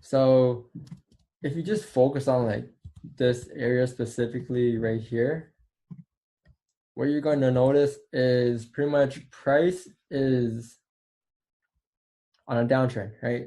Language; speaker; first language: English; native; English